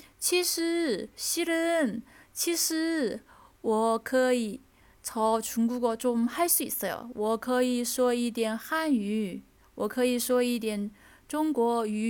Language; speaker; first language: Chinese; native; Chinese